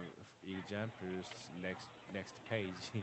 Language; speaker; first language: English; non-native, learner; Korean